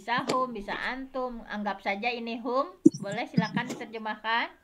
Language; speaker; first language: Indonesian; native; Indonesian